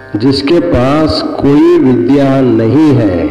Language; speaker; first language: Hindi; non-native, local second language; Kannada